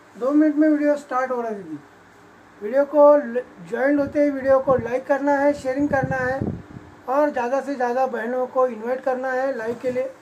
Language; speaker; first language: Hindi; non-native, local second language; Marathi